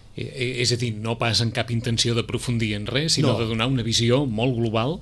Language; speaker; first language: Catalan; native; Catalan